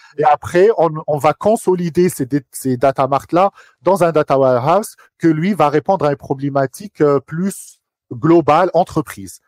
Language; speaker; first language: French; non-native, local second language; Arabic